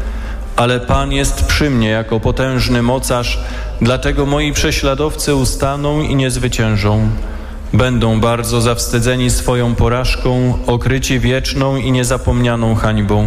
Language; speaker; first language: Polish; native; Polish